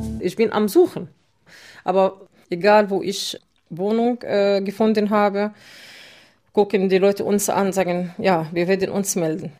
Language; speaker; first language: German; non-native, fluent; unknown